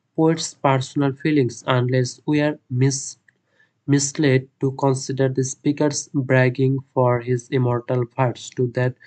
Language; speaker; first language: English; non-native, local second language; Bangla